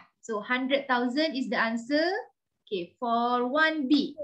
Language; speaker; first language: English; non-native, local second language; Malay